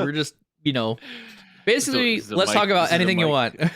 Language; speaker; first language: English; native; English